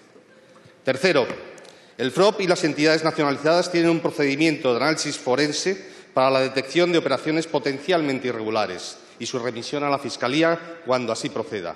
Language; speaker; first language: Spanish; native; Spanish